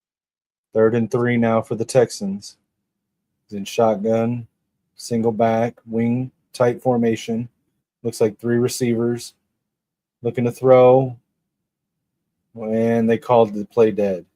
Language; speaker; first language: English; native; English